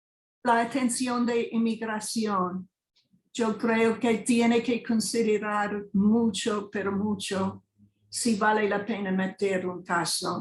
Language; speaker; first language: Spanish; non-native, fluent; English